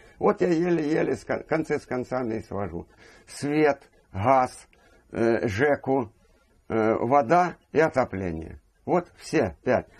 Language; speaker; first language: Russian; native; Russian